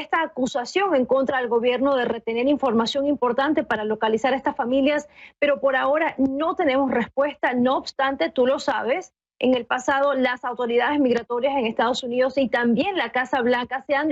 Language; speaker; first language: Spanish; native; Spanish